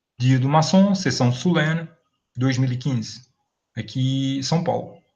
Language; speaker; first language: Portuguese; native; Portuguese